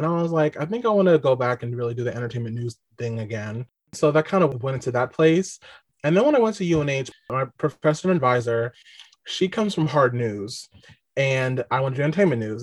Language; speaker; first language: English; native; English